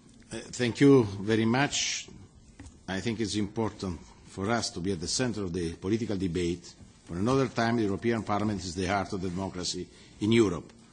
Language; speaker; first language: English; non-native, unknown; Italian